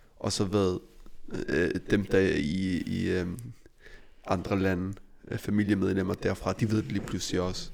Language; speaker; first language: Danish; early bilingual, other home language; Arabic